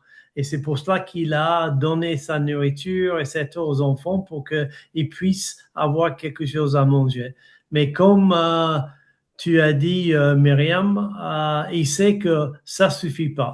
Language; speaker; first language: French; non-native, fluent; English